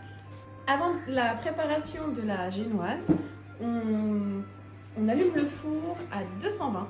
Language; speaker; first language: French; native; French